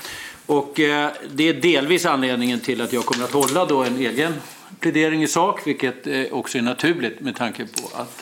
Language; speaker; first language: Swedish; native; Swedish